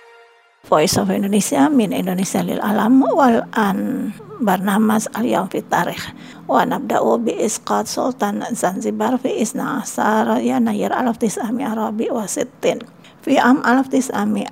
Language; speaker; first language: Arabic; non-native, fluent; Indonesian